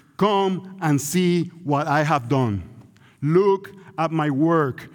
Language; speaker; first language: English; non-native, local second language; Spanish